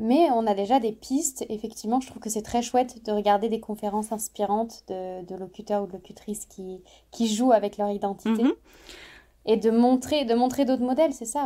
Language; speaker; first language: French; native; French